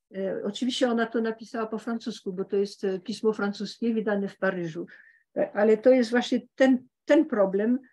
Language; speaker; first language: Polish; early bilingual, heritage; Polish